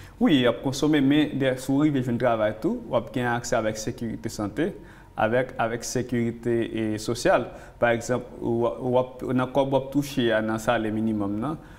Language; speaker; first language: French; non-native, local second language; Haitian Creole